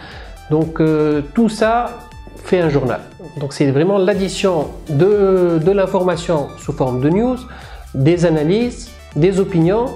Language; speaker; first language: French; non-native, local second language; Arabic